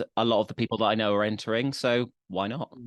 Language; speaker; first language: English; native; English